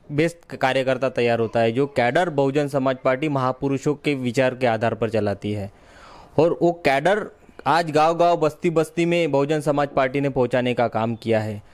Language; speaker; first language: Hindi; non-native, local second language; Marathi